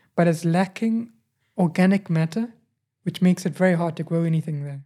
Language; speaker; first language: English; native; English